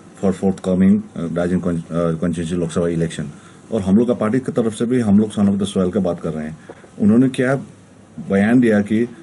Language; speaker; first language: Hindi; non-native, local second language; Nepali